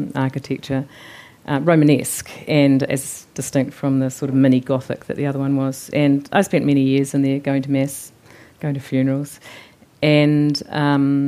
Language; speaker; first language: English; native; English